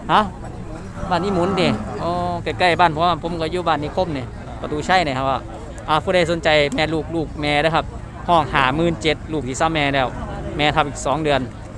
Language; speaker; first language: Thai; non-native, local second language; Northeastern Thai